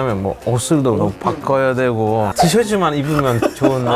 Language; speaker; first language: Korean; non-native, fluent; Turkish